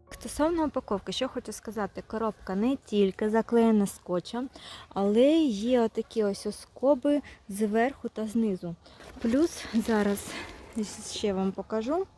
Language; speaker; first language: Ukrainian; non-native, local second language; Russian